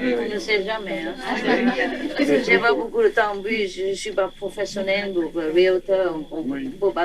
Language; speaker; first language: French; non-native, learner; Vietnamese